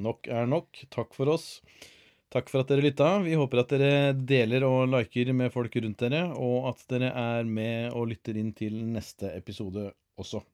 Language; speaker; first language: Norwegian; native; Norwegian